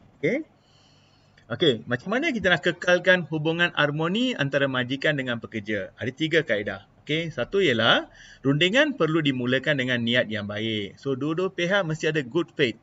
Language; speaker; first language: Malay; non-native, local second language; Tamil